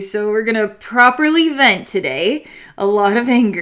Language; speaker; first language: English; native; English